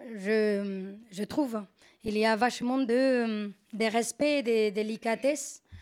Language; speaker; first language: French; non-native, fluent; Spanish